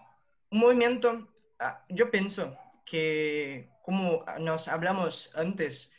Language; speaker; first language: Spanish; non-native, learner; Portuguese